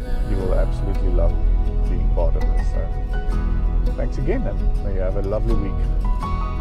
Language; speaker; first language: English; non-native, local second language; Afrikaans